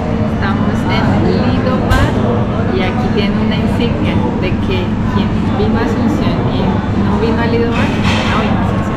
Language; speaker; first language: Spanish; native; Spanish